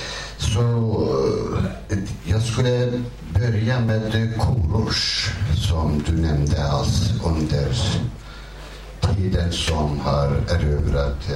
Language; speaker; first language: Swedish; non-native, fluent; Kurdish